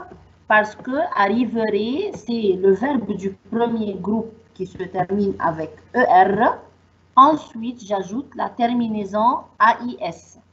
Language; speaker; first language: French; non-native, fluent; Arabic